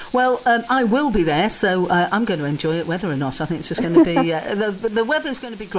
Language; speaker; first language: English; native; English